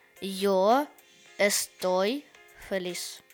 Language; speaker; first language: Spanish; non-native, learner; Russian